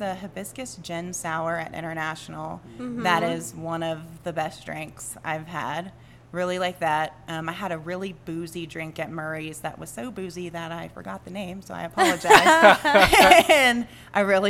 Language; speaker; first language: English; native; English